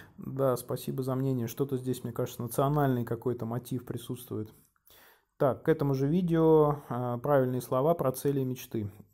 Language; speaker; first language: Russian; native; Russian